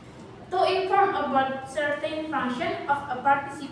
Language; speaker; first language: English; non-native, learner; Indonesian